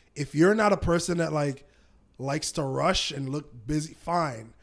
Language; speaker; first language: English; native; English